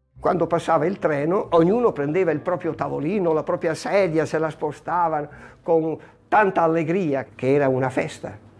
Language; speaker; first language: Italian; native; Italian